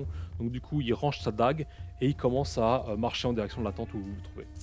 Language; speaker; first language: French; native; French